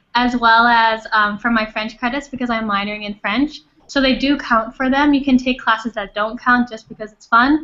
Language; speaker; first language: English; non-native, fluent; Thai